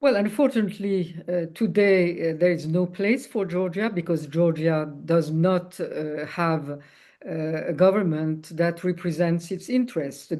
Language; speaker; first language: English; non-native, fluent; Georgian